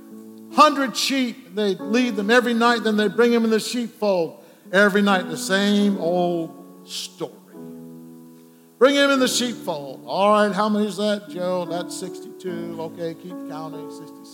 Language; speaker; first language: English; native; English